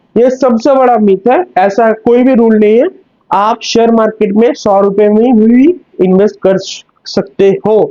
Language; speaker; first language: Hindi; non-native, local second language; Bangla